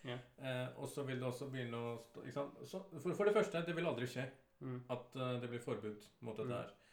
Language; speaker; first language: Norwegian; early bilingual, other home language; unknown